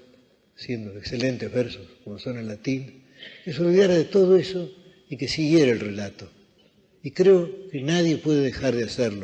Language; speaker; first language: Spanish; native; Spanish